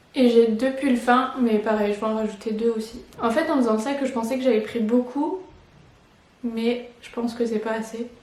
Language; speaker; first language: French; native; French